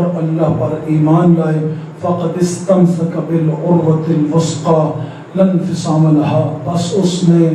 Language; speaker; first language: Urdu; native; Urdu